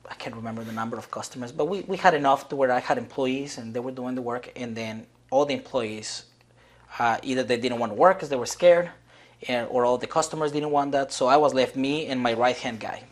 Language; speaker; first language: English; non-native, fluent; Spanish